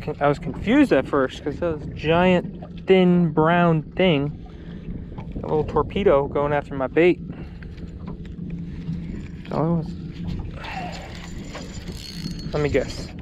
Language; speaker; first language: English; native; English